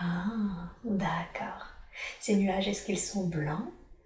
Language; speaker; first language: French; native; French